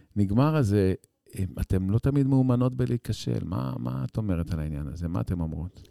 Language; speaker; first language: Hebrew; native; Hebrew